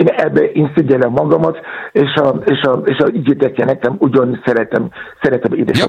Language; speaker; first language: Hungarian; non-native, learner; Yoruba